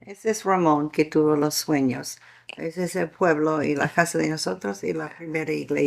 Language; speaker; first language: Spanish; non-native, fluent; English